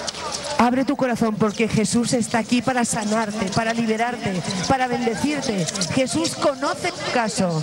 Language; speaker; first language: Spanish; native; Spanish